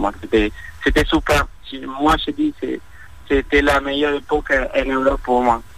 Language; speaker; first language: French; non-native, fluent; Spanish